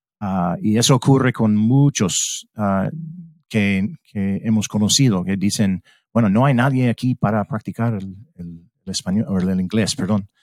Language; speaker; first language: Spanish; non-native, fluent; English